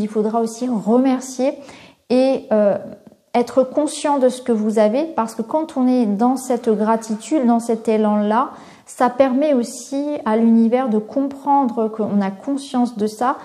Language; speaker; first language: French; native; French